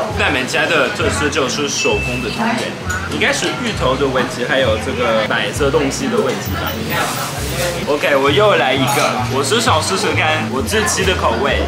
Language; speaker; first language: Chinese; non-native, fluent; French